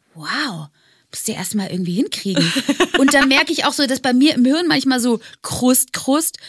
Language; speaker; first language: German; native; German